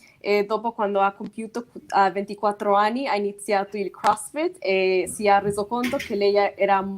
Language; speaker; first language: Italian; non-native, fluent; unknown